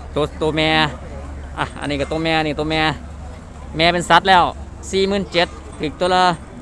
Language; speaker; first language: Thai; non-native, local second language; Northeastern Thai